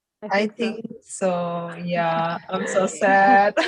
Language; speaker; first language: English; non-native, learner; Indonesian